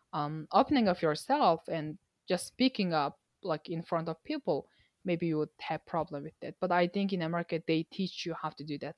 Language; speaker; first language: English; non-native, fluent; Mongolian